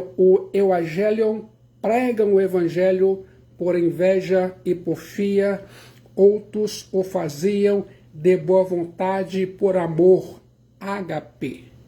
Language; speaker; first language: Portuguese; native; Portuguese